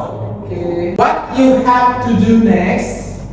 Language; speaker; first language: English; non-native, learner; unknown